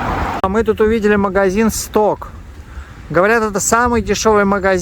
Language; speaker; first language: Russian; native; Russian